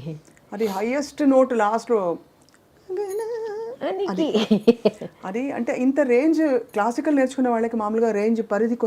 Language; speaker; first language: Telugu; native; Telugu